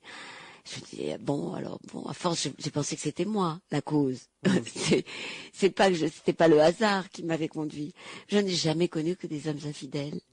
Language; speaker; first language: French; native; French